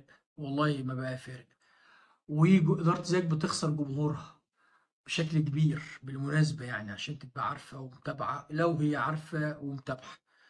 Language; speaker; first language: Arabic; native; Arabic